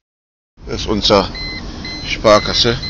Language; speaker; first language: German; non-native, fluent; Arabic